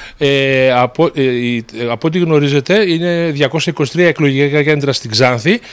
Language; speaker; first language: Greek; native; Greek